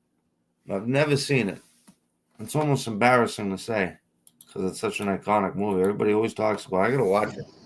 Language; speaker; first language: English; native; English